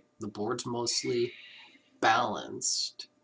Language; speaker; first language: English; native; English